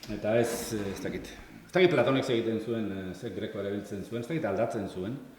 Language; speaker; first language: Basque; native; Basque